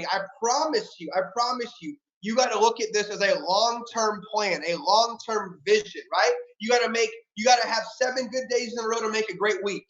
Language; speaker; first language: English; native; English